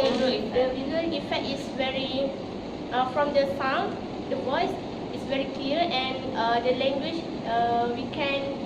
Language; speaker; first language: English; non-native, local second language; Malay